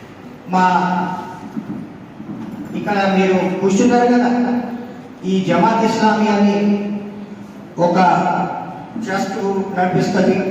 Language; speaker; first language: Telugu; non-native, local second language; Urdu